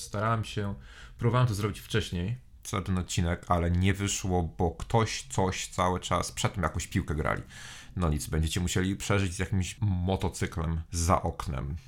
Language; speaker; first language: Polish; native; Polish